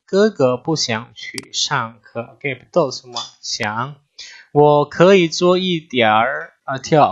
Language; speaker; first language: Chinese; non-native, fluent; Indonesian